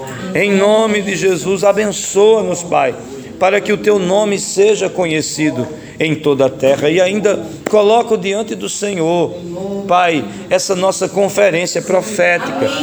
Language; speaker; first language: Portuguese; native; Portuguese